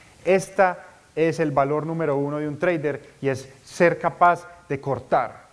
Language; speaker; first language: Spanish; native; Spanish